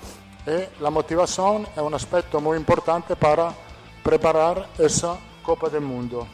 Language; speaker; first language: Portuguese; non-native, fluent; Italian